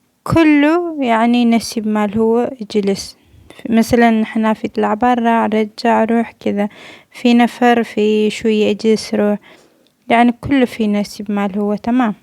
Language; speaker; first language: Arabic; non-native, learner; Amharic